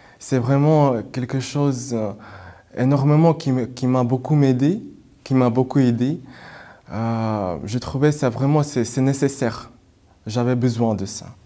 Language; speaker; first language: French; non-native, learner; Russian